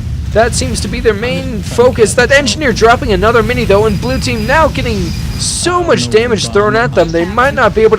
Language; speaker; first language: English; native; English